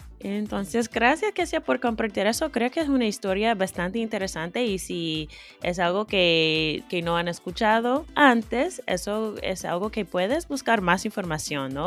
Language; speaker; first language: Spanish; non-native, fluent; English